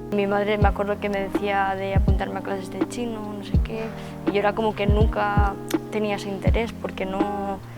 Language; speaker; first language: Spanish; early bilingual, other home language; Chinese